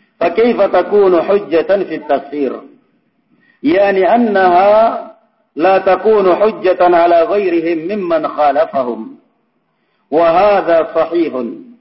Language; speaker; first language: Indonesian; native; Indonesian